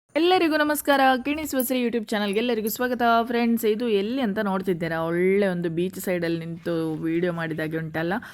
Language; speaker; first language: Kannada; native; Kannada